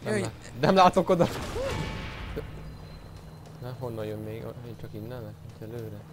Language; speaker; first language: Hungarian; native; Hungarian